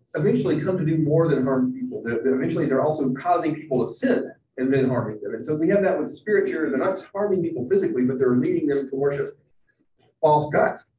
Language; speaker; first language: English; native; English